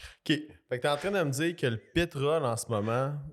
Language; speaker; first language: French; native; French